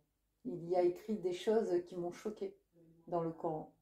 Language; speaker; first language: French; native; French